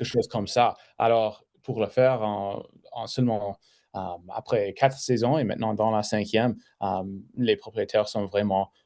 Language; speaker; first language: French; non-native, fluent; English